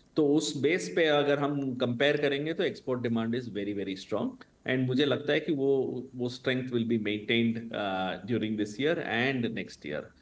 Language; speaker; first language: Hindi; non-native, local second language; Tamil